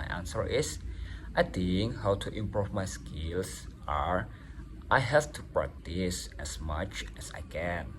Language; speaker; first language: English; non-native, learner; Indonesian